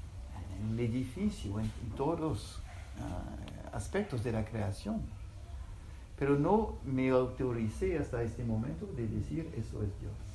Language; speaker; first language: Spanish; non-native, fluent; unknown